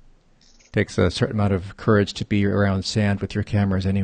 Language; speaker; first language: English; native; English